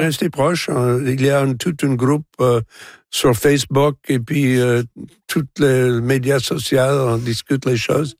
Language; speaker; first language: French; non-native, local second language; English